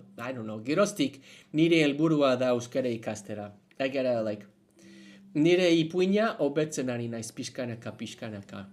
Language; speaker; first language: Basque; non-native, learner; English